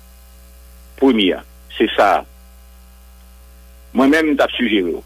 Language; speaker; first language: French; non-native, local second language; Haitian Creole